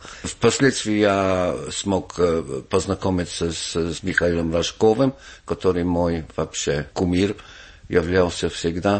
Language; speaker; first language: Russian; non-native, fluent; English